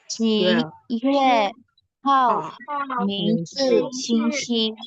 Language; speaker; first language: Chinese; non-native, learner; Burmese